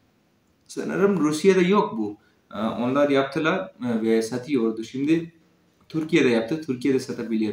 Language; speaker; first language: Turkish; non-native, fluent; Urdu